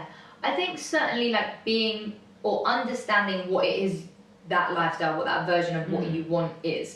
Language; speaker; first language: English; native; English